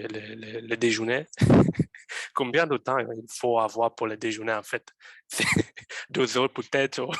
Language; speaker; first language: French; non-native, fluent; Romanian